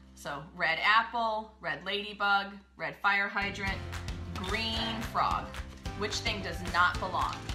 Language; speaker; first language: English; native; English